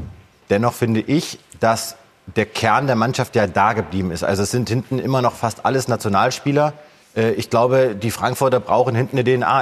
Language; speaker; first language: German; native; German